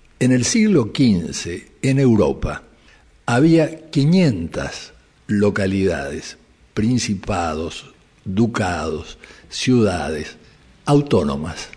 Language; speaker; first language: Spanish; native; Spanish